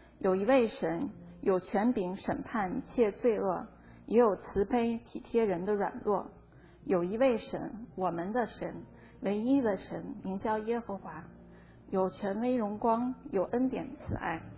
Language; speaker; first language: Chinese; native; Chinese